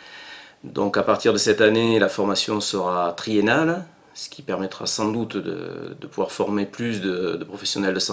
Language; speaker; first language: French; native; French